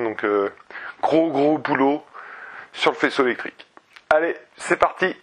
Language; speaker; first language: French; native; French